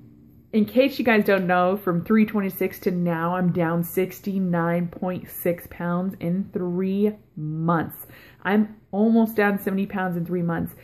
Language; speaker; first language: English; native; English